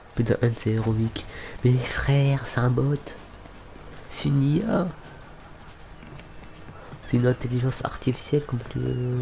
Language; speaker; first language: French; native; French